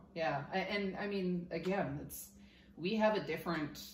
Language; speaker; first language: English; native; English